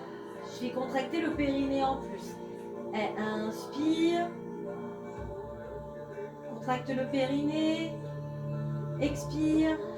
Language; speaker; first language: French; native; French